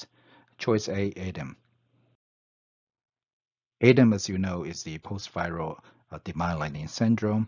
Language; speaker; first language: English; non-native, fluent; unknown